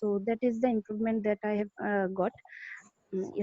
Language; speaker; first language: English; non-native, learner; Bangla